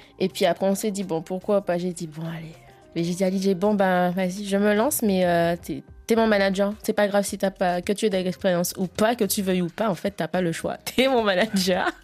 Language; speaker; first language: French; native; French